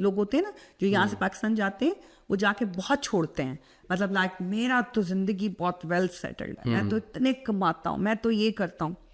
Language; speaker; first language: Urdu; non-native, local second language; Punjabi